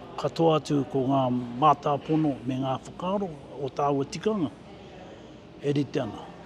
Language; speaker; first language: Māori; native; Māori